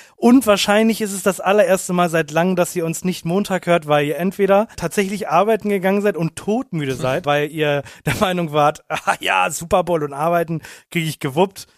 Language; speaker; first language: German; native; German